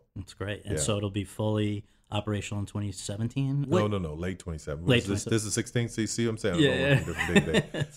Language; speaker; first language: English; native; English